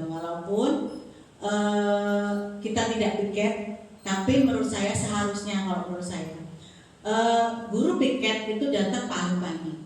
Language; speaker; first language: Indonesian; native; Indonesian